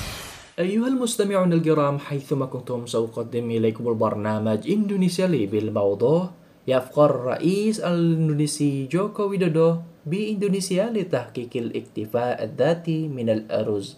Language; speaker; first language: Arabic; non-native, fluent; Indonesian